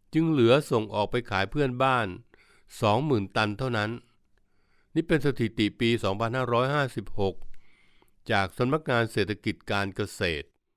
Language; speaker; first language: Thai; native; Thai